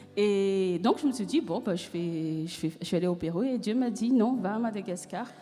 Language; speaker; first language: French; non-native, local second language; Malagasy